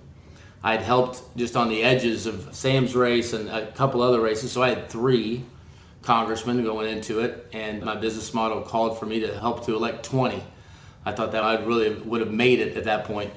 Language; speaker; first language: English; native; English